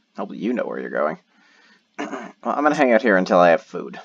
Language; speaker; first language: English; native; English